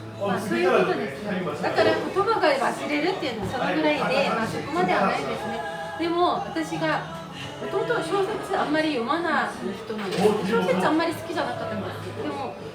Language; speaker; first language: Japanese; non-native, learner; Korean